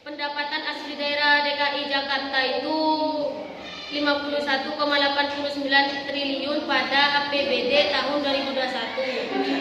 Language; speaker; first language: Indonesian; native; Indonesian